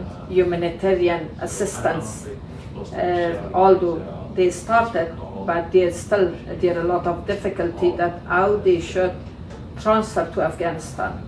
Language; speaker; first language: English; non-native, learner; Persian